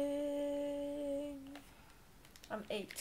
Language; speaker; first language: English; non-native, fluent; Finnish